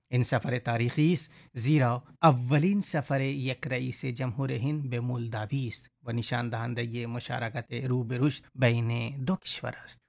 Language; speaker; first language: Persian; non-native, fluent; Urdu